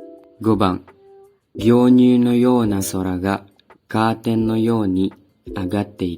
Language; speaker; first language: Japanese; non-native, learner; Indonesian